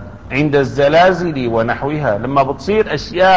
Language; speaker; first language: Arabic; native; Arabic